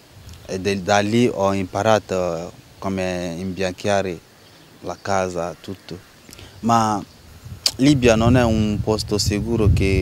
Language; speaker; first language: Italian; non-native, learner; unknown